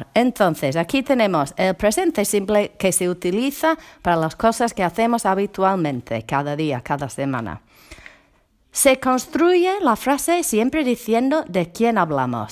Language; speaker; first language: Spanish; non-native, fluent; English